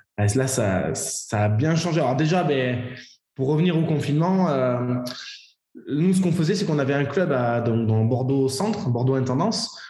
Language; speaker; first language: French; native; French